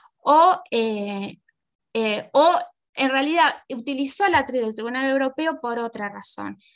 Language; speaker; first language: Spanish; native; Spanish